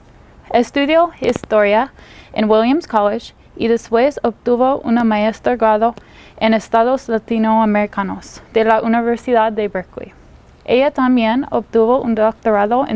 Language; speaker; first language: Spanish; non-native, learner; English